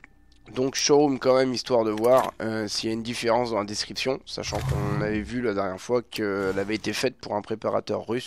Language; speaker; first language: French; native; French